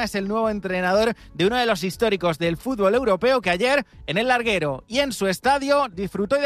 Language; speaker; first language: Spanish; native; Spanish